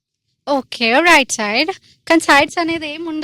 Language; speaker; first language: Telugu; native; Telugu